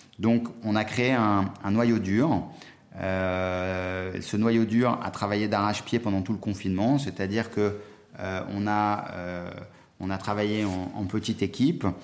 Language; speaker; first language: French; native; French